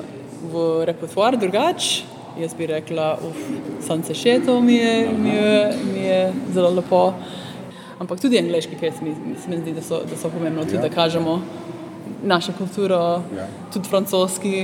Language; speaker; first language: Slovenian; early bilingual, heritage; Slovenian